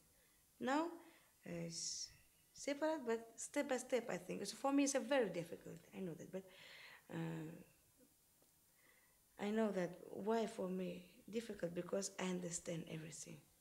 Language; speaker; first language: English; non-native, learner; Uzbek